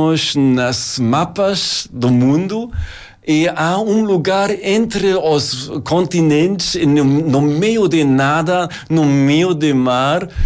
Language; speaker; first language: Portuguese; non-native, learner; German